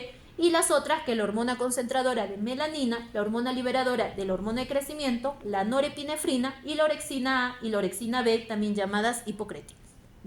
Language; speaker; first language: Spanish; native; Spanish